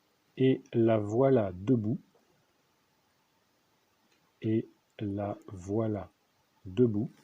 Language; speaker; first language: French; native; French